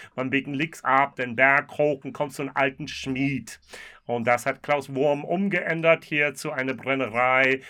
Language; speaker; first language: German; non-native, fluent; English